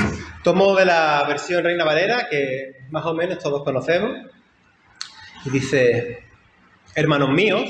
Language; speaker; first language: Spanish; native; Spanish